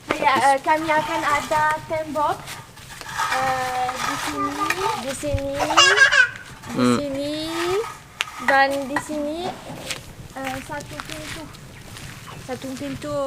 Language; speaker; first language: Indonesian; non-native, learner; French